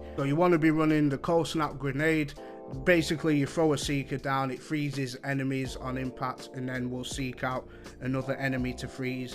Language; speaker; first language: English; native; English